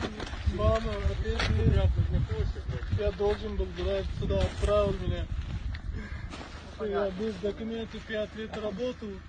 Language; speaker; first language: Russian; non-native, learner; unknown